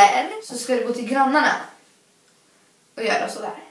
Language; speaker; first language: Swedish; early bilingual, other home language; Arabic